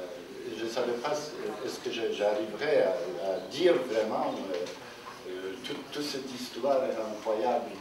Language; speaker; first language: French; non-native, fluent; Polish